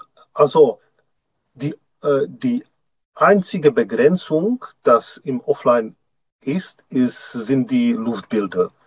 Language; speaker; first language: German; non-native, learner; Czech